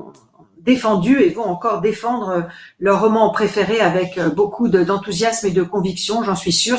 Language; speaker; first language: French; native; French